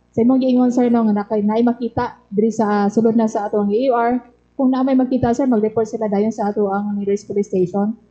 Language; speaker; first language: Cebuano; native; Cebuano